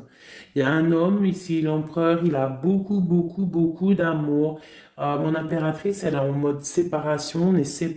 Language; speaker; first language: French; native; French